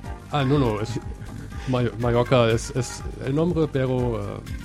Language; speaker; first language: Spanish; non-native, learner; German